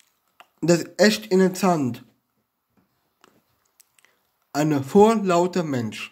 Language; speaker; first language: German; non-native, learner; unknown